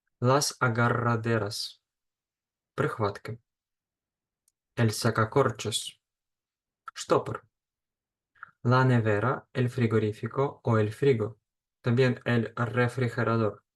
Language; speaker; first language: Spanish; non-native, fluent; Ukrainian